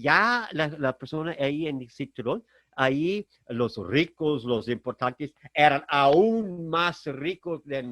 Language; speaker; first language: Spanish; non-native, fluent; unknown